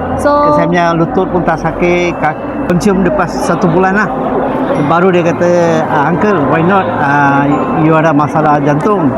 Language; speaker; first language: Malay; non-native, local second language; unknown